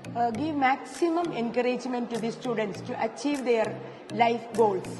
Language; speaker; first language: English; non-native, local second language; Malayalam